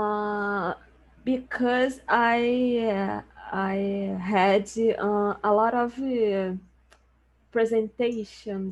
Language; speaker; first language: English; non-native, learner; Portuguese